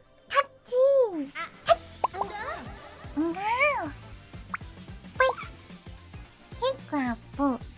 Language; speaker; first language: Japanese; native; Japanese